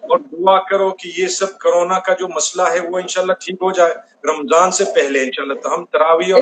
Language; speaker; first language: Hindi; non-native, fluent; English